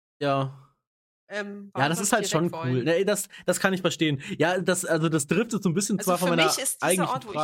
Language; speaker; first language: German; native; German